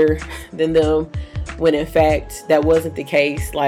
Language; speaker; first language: English; native; English